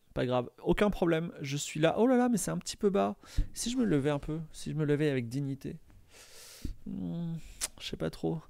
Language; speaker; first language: French; native; French